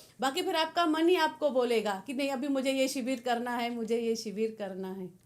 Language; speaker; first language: Hindi; native; Hindi